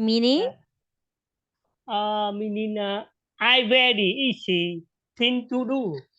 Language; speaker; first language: English; non-native, learner; Vietnamese